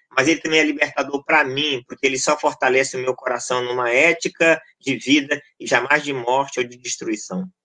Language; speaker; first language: Portuguese; native; Portuguese